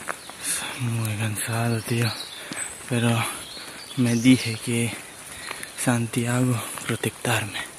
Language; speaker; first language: Spanish; non-native, learner; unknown